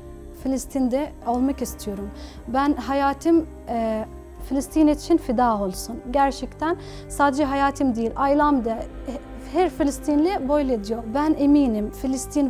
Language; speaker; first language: Turkish; non-native, learner; Arabic